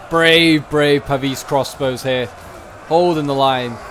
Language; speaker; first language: English; native; English